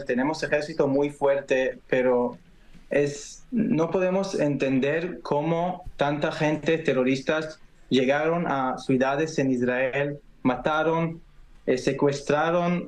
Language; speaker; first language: Spanish; non-native, fluent; Hebrew